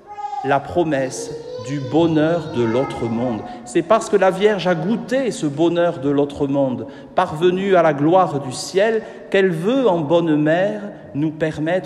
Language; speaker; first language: French; native; French